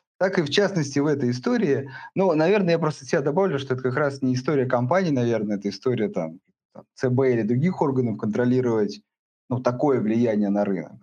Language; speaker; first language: Russian; native; Russian